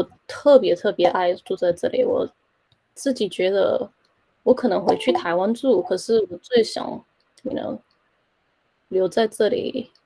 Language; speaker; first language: Chinese; early bilingual, heritage; Chinese